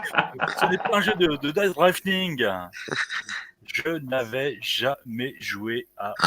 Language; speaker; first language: French; native; French